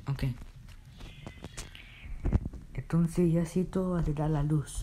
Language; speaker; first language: Spanish; early bilingual, heritage; Spanish